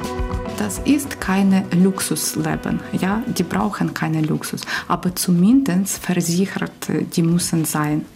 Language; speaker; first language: German; non-native, learner; Ukrainian